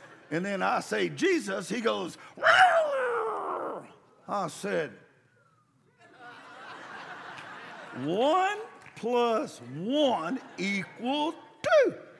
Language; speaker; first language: English; native; English